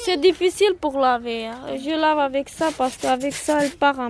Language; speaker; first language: French; non-native, learner; Romany